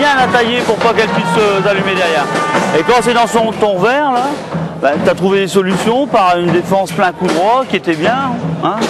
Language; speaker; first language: French; native; French